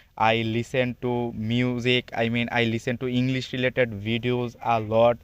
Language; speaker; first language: English; non-native, learner; Bangla